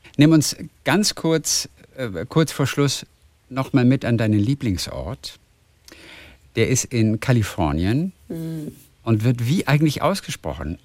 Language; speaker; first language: German; native; German